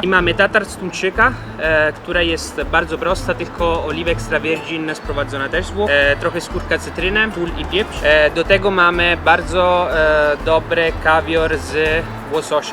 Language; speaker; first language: Polish; non-native, learner; Italian